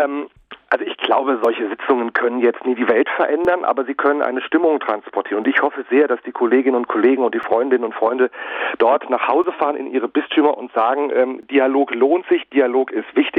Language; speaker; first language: German; native; German